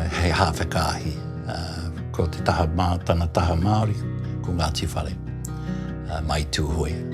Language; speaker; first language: Māori; native; Māori